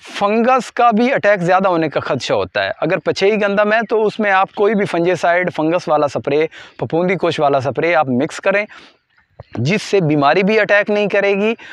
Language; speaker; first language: Urdu; non-native, local second language; Punjabi